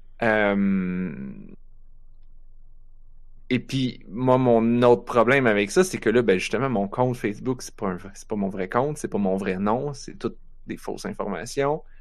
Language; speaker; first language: French; native; French